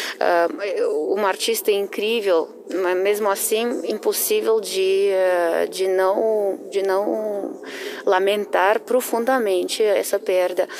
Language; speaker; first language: Portuguese; non-native, fluent; Russian